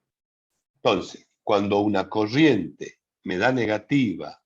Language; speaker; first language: Spanish; native; Spanish